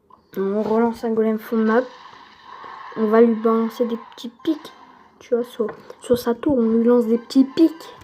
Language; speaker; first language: French; native; French